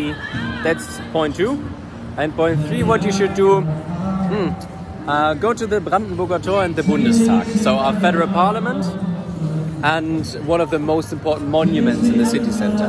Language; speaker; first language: English; non-native, fluent; German